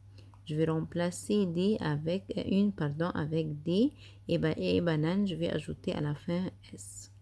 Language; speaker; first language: French; non-native, fluent; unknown